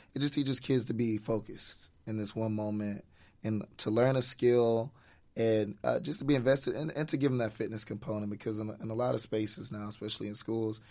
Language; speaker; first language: English; native; English